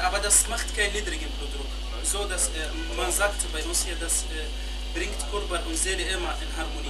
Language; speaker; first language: German; non-native, fluent; Arabic